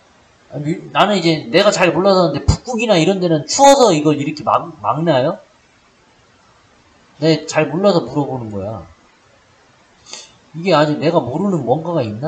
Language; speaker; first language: Korean; native; Korean